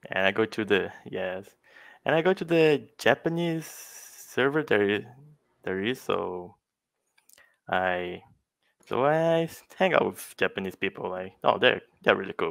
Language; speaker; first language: English; non-native, fluent; Portuguese